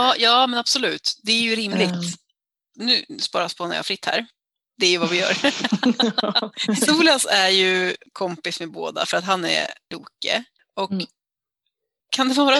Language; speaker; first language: Swedish; native; Swedish